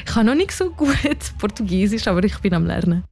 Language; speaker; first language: German; non-native, local second language; French